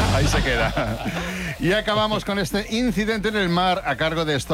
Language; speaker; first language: Spanish; native; Spanish